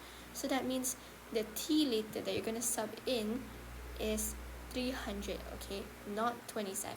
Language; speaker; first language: English; non-native, local second language; Malay